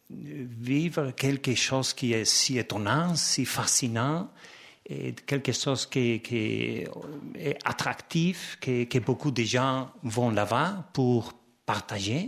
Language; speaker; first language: French; non-native, fluent; Spanish